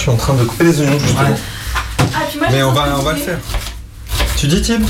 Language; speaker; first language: French; native; French